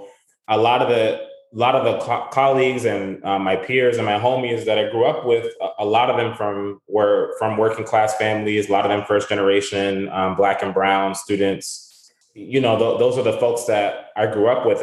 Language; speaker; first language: English; native; English